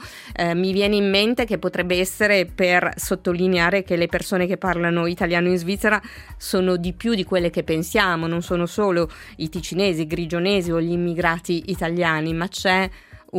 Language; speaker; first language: Italian; native; Italian